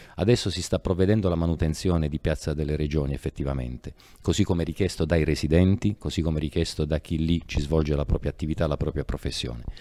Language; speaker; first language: Italian; native; Italian